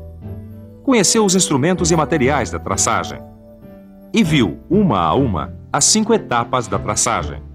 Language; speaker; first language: Portuguese; native; Portuguese